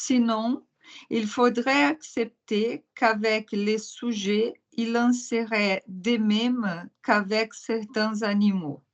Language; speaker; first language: French; non-native, fluent; Portuguese